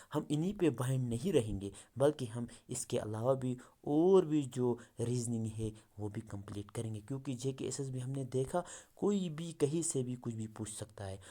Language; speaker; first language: Urdu; non-native, local second language; Kashmiri